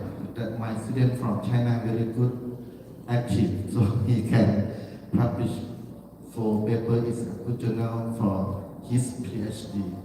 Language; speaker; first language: English; non-native, learner; Thai